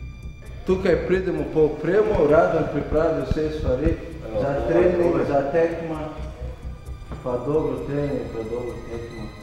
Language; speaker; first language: Slovenian; non-native, learner; Portuguese